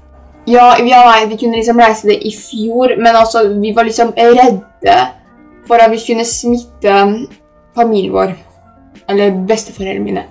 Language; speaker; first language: Norwegian; early bilingual, other home language; Polish